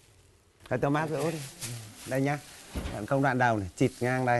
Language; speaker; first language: Vietnamese; native; Vietnamese